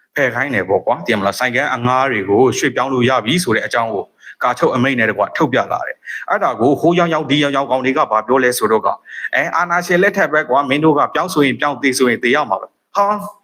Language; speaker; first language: Burmese; native; Burmese